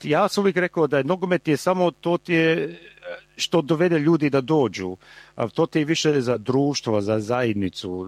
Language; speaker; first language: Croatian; early bilingual, heritage; Croatian